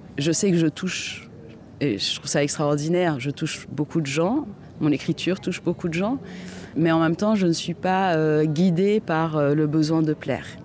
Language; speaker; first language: French; non-native, local second language; Arabic